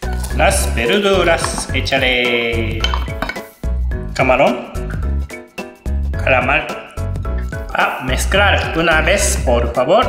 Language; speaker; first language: Spanish; non-native, learner; Japanese